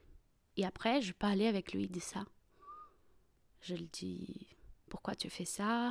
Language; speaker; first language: French; non-native, fluent; Portuguese